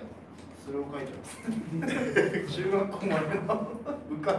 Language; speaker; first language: Japanese; native; Japanese